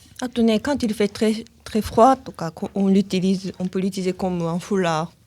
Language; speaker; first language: French; non-native, learner; Japanese